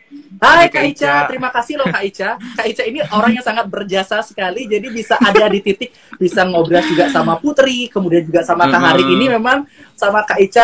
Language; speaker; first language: Indonesian; native; Indonesian